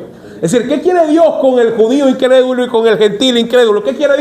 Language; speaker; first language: Spanish; native; Spanish